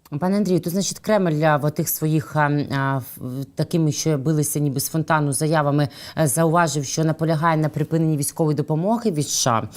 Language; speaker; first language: Ukrainian; native; Ukrainian